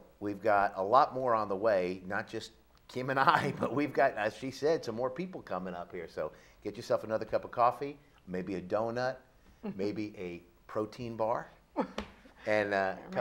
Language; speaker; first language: English; native; English